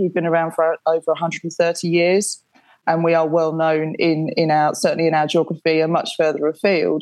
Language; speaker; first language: English; native; English